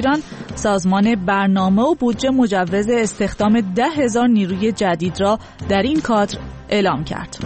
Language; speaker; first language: Persian; native; Persian